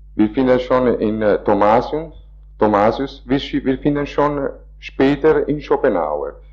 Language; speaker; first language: German; non-native, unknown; Italian